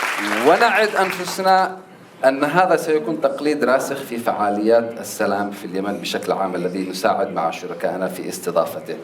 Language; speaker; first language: Arabic; native; Arabic